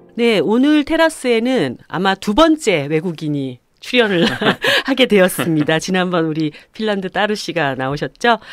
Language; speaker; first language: Korean; native; Korean